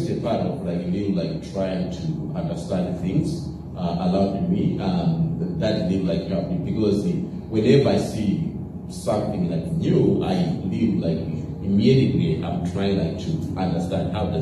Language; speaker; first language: English; non-native, local second language; Nyanja